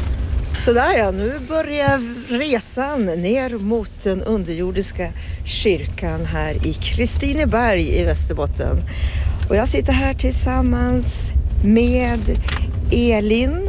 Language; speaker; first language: Swedish; native; Swedish